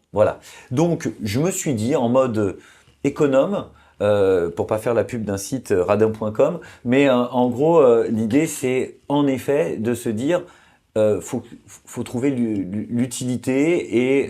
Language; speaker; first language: French; native; French